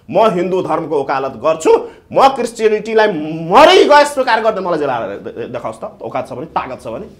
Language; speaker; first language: Nepali; non-native, local second language; Maithili